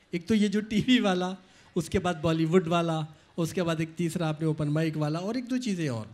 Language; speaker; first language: Hindi; native; Hindi